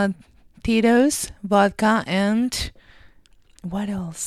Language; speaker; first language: English; non-native, fluent; Spanish